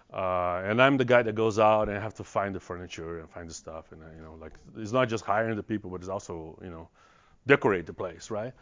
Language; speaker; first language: English; non-native, fluent; Portuguese